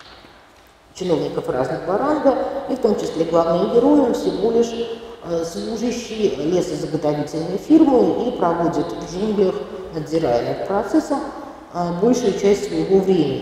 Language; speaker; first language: Russian; native; Russian